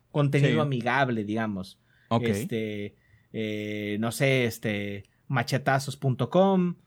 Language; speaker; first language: Spanish; native; Spanish